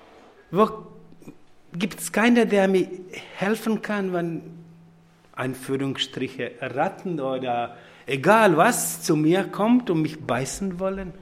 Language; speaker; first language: German; non-native, fluent; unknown